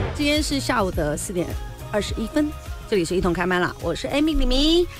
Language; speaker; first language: Chinese; native; Chinese